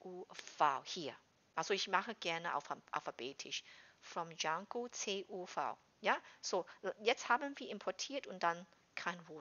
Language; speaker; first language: German; non-native, fluent; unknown